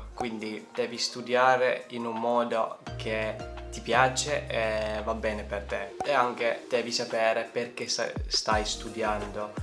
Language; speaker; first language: Italian; non-native, learner; Finnish